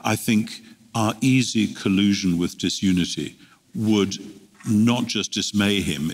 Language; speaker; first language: English; native; English